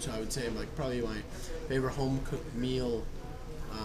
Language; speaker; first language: English; native; English